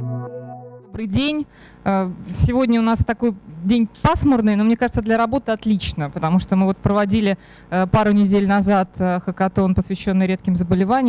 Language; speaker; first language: Russian; native; Russian